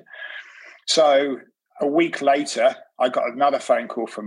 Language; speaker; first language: English; native; English